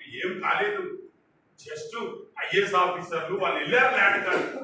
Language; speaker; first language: Telugu; non-native, local second language; Lambadi